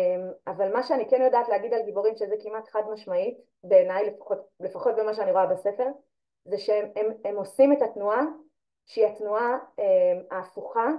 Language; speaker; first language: Hebrew; native; Hebrew